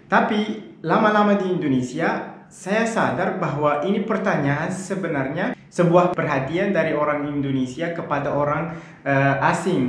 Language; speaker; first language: Indonesian; non-native, fluent; Arabic